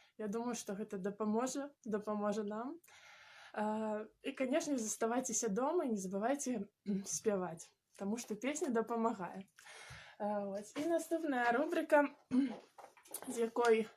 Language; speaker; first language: Belarusian; non-native, local second language; Russian